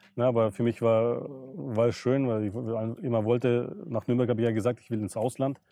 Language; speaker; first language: German; early bilingual, other home language; Russian